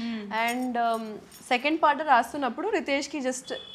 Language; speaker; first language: Telugu; non-native, local second language; Hindi